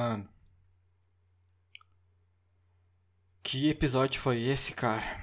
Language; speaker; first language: Portuguese; native; Portuguese